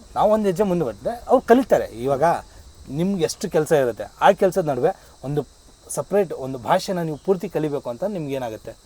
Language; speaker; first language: Kannada; native; Kannada